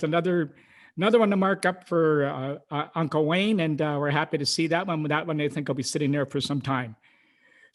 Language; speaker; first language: English; native; English